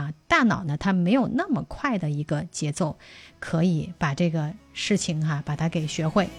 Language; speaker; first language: Chinese; native; Chinese